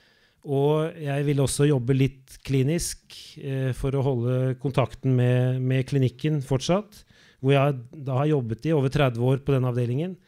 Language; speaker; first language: Norwegian; native; Norwegian